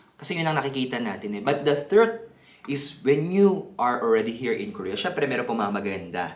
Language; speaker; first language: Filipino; early bilingual, other home language; Korean